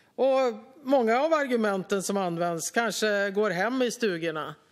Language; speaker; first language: Swedish; native; Swedish